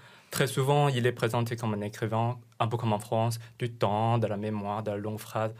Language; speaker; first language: French; non-native, fluent; Chinese